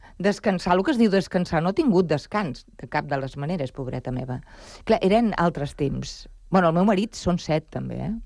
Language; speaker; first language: Catalan; early bilingual, other home language; Spanish